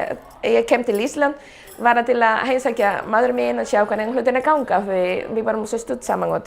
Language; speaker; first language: Icelandic; non-native, fluent; Spanish